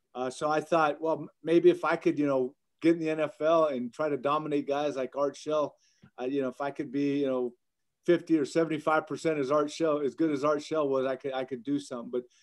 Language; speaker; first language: English; native; English